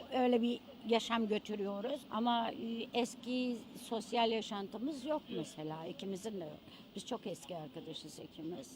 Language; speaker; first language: Turkish; early bilingual, other home language; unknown